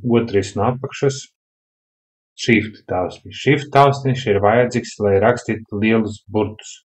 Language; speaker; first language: Latvian; non-native, local second language; Russian